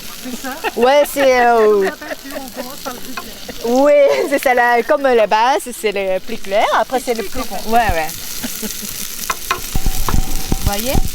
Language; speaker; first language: French; non-native, learner; Korean